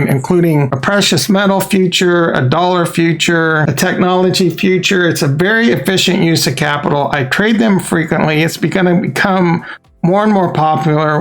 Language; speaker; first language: English; native; English